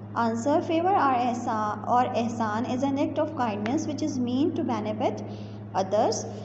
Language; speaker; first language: English; non-native, local second language; Urdu